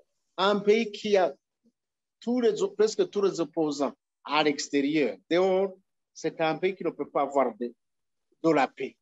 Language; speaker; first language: French; non-native, local second language; Rundi